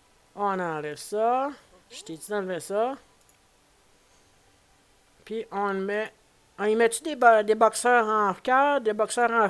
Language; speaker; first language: French; native; French